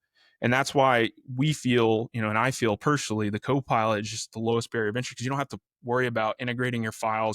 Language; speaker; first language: English; native; English